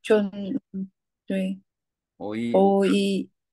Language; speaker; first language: Korean; non-native, learner; Vietnamese